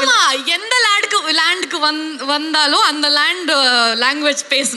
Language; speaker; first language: Tamil; non-native, local second language; Kannada